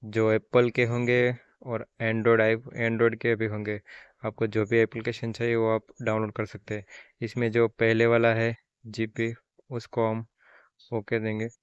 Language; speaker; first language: Hindi; non-native, local second language; Gujarati